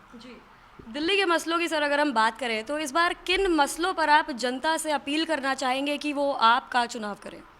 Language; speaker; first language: Hindi; native; Hindi